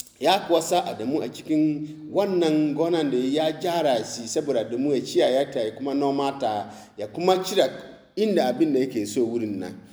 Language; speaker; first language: Hausa; non-native, local second language; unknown